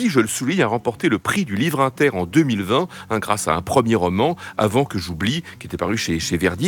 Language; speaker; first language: French; native; French